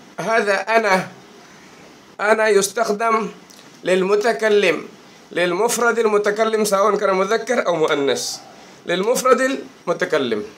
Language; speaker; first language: Arabic; non-native, fluent; Bangla